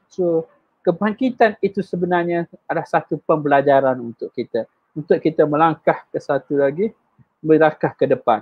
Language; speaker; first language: Malay; native; Malay